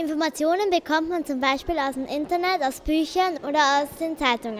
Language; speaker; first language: German; native; German